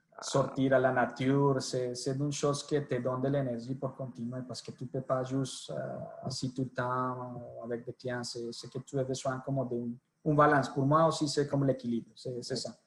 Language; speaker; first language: French; non-native, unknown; Spanish